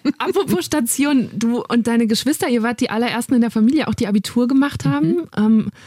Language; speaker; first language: German; native; German